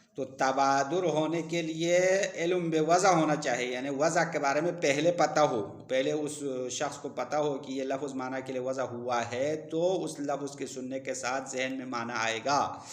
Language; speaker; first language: Urdu; non-native, local second language; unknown